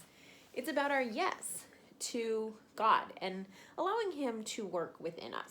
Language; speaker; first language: English; native; English